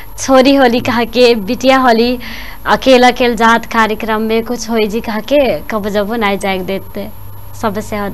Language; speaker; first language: Bhojpuri; non-native, local second language; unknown